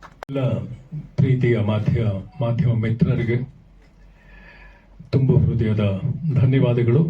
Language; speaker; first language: Kannada; native; Kannada